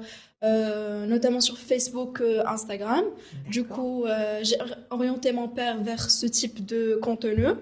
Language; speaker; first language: French; non-native, local second language; Arabic